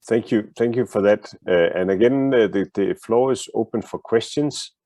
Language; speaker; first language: English; non-native, fluent; Danish